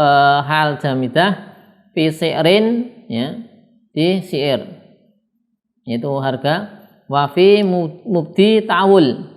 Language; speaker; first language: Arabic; non-native, fluent; Indonesian